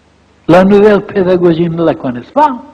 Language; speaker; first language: French; non-native, fluent; Bulgarian